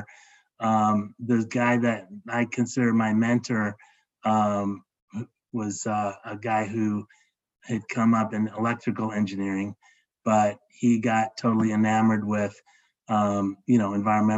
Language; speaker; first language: English; native; English